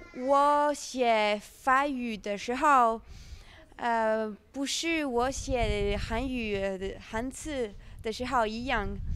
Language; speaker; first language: Chinese; non-native, learner; French